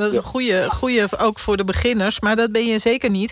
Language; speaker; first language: Dutch; native; Dutch